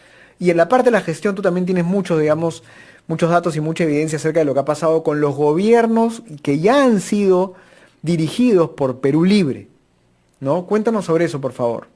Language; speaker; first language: Spanish; native; Spanish